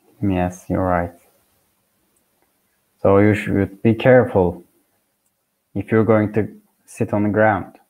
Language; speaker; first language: English; non-native, learner; Turkish